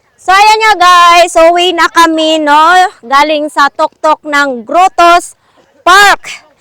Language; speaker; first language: Filipino; non-native, local second language; Masbatenyo